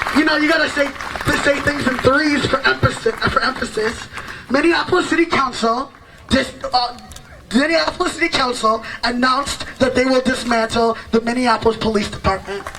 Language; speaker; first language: English; early bilingual, other home language; Yoruba